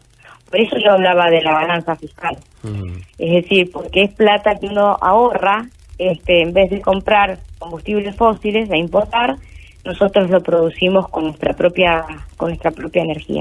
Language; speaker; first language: Spanish; native; Spanish